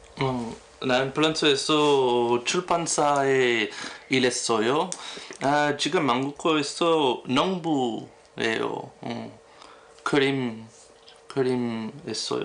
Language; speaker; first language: Korean; non-native, learner; French